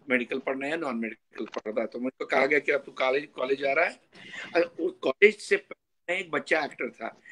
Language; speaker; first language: Hindi; native; Hindi